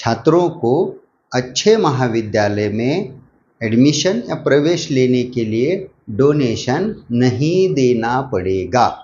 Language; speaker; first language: Hindi; non-native, local second language; Marathi